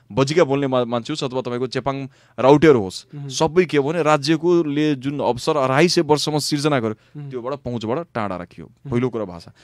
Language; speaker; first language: Nepali; non-native, local second language; Maithili